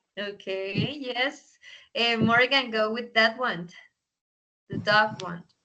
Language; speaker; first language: English; non-native, fluent; Spanish